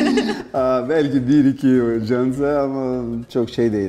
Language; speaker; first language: Turkish; non-native, learner; Portuguese